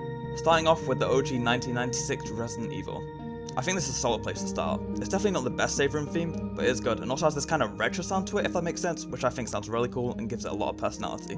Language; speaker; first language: English; native; English